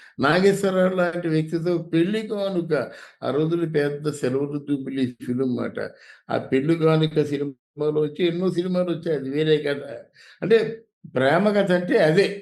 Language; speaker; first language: Telugu; native; Telugu